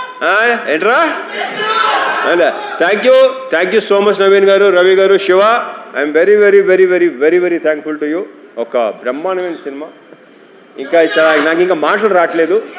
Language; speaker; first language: Telugu; native; Telugu